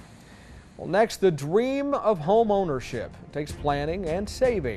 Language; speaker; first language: English; native; English